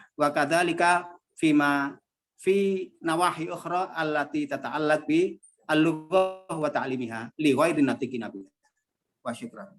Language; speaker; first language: Arabic; non-native, fluent; Indonesian